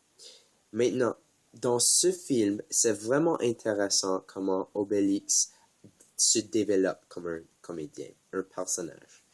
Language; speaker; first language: French; non-native, learner; English